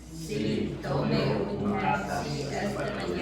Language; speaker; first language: Spanish; non-native, learner; English